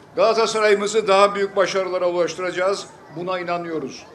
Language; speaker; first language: Turkish; native; Turkish